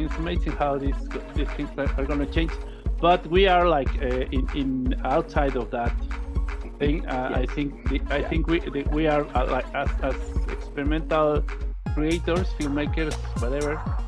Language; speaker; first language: English; non-native, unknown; Spanish